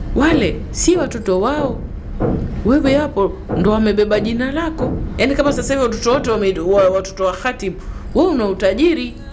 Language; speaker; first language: Swahili; native; Swahili